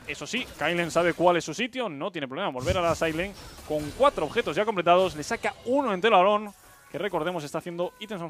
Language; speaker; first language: Spanish; native; Spanish